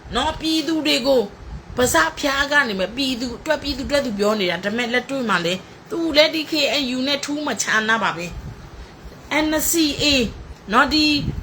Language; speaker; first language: Burmese; non-native, local second language; Karen languages